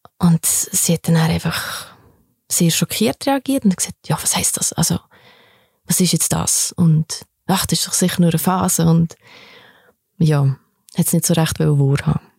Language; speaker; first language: German; early bilingual, other home language; Albanian